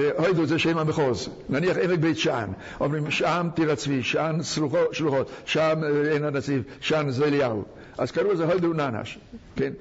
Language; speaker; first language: Hebrew; non-native, fluent; Hungarian